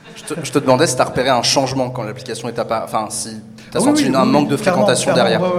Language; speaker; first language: French; native; French